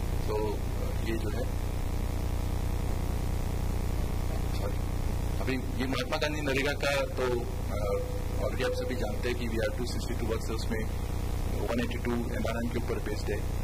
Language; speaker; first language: Hindi; non-native, local second language; Marathi